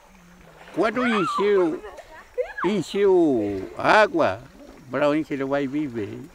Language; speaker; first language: Portuguese; non-native, local second language; Kayapó